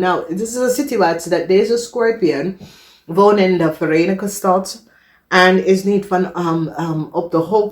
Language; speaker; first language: Dutch; non-native, fluent; English